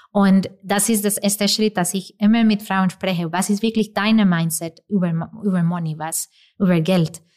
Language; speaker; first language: German; non-native, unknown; Spanish